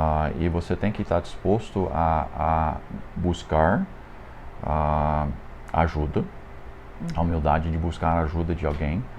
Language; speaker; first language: Portuguese; non-native, fluent; English